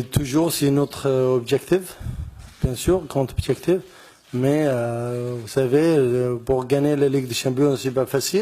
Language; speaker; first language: French; non-native, learner; Arabic